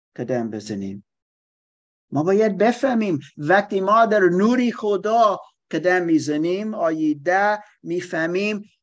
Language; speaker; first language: Persian; non-native, learner; German